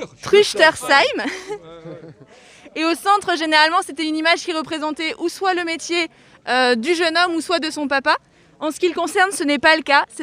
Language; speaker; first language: French; native; French